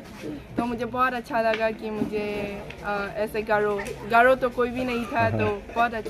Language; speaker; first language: Hindi; non-native, local second language; Garo